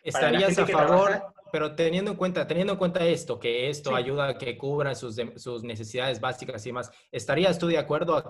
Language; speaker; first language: Spanish; native; Spanish